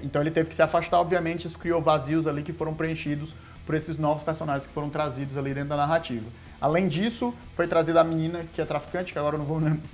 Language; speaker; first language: Portuguese; native; Portuguese